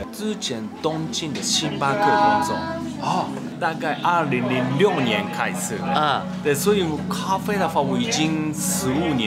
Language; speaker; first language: Chinese; non-native, learner; Japanese